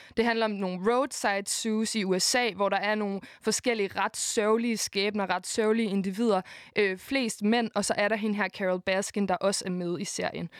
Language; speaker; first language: Danish; native; Danish